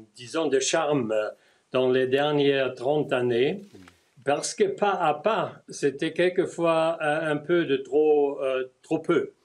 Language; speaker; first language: French; non-native, fluent; German